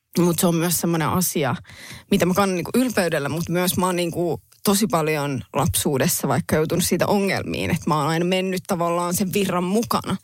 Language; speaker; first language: Finnish; native; Finnish